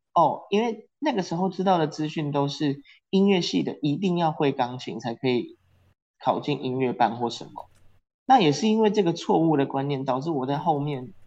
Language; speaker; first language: Chinese; non-native, local second language; Min Nan Chinese